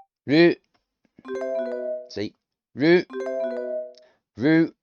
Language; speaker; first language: Japanese; non-native, learner; English